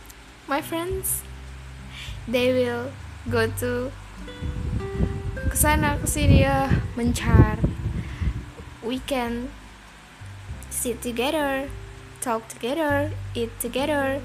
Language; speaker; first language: English; non-native, learner; Indonesian